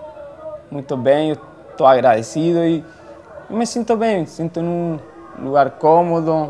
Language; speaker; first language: Portuguese; non-native, fluent; Spanish